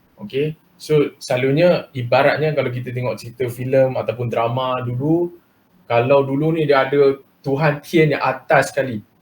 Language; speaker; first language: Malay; non-native, local second language; Chinese